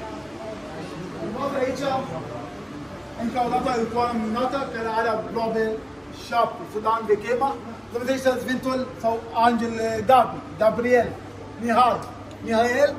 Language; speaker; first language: Romanian; non-native, learner; Arabic